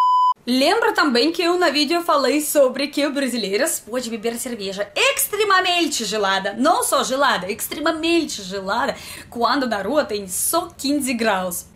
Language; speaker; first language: Portuguese; non-native, learner; Russian